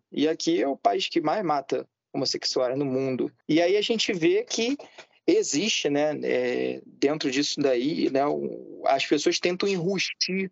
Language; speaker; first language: Portuguese; native; Portuguese